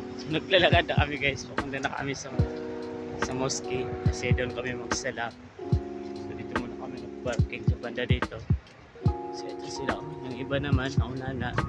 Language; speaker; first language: Filipino; non-native, local second language; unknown